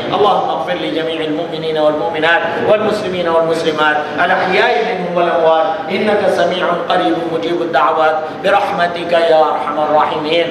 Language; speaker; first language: Arabic; non-native, fluent; Urdu